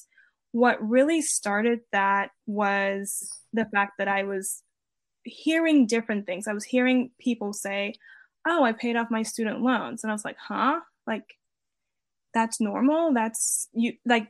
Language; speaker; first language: English; native; English